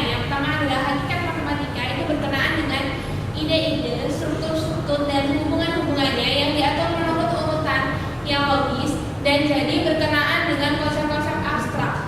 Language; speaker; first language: Indonesian; native; Indonesian